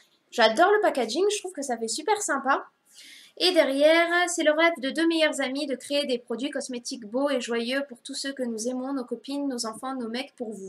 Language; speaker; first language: French; native; French